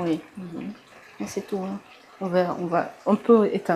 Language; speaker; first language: French; non-native, local second language; Arabic